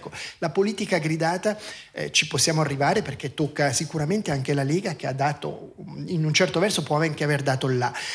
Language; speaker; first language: Italian; native; Italian